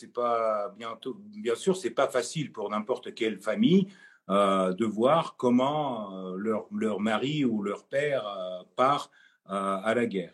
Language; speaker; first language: French; non-native, fluent; Russian